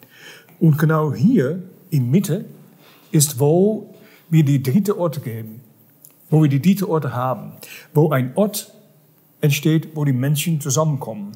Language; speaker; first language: German; non-native, fluent; Dutch